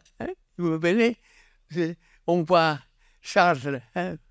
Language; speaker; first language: French; non-native, learner; Catalan